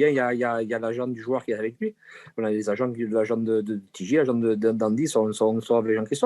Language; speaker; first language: French; native; French